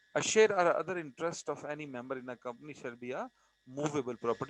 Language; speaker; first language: English; non-native, local second language; Urdu